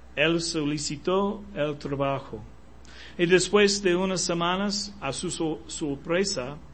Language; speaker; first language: Spanish; non-native, fluent; English